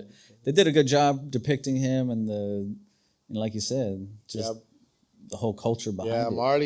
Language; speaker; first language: English; native; English